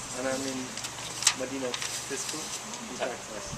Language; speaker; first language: Arabic; non-native, learner; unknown